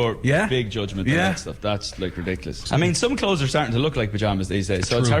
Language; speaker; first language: English; native; English